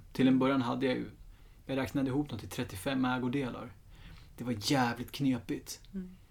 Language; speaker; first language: Swedish; early bilingual, other home language; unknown